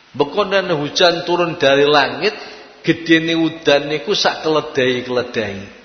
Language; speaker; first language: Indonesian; non-native, local second language; Javanese